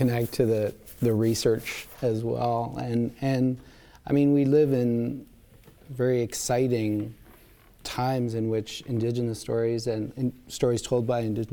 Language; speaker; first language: English; native; English